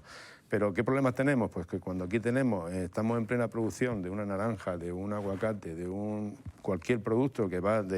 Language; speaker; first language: Spanish; native; Spanish